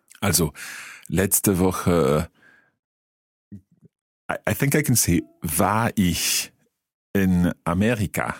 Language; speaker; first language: German; non-native, learner; English